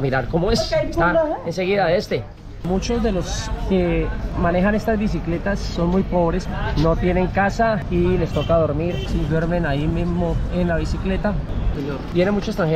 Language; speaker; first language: Spanish; native; Spanish